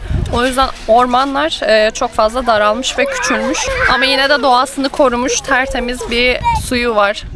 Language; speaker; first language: Turkish; native; Turkish